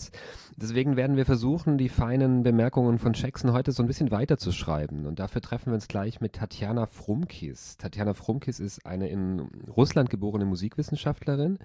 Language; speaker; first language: German; native; German